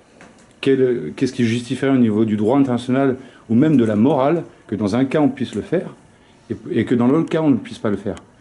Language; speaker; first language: French; native; French